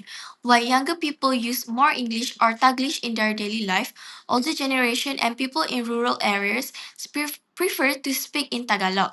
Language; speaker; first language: English; non-native, local second language; Malay